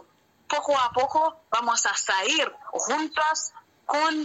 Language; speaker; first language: Spanish; non-native, learner; Haitian Creole